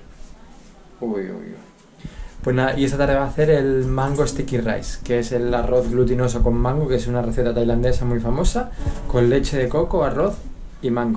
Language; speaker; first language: Spanish; native; Spanish